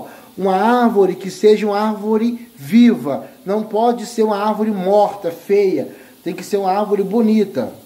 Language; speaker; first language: Portuguese; native; Portuguese